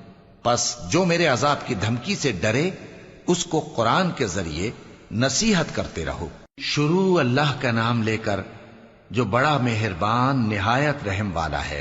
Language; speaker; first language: Urdu; native; Urdu